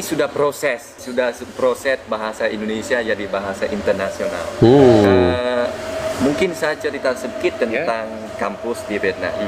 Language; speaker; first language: Indonesian; non-native, fluent; Vietnamese